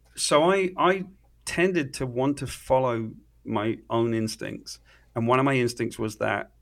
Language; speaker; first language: English; native; English